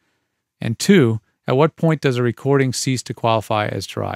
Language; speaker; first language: English; native; English